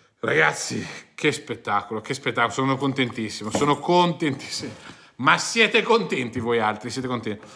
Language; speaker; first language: Italian; native; Italian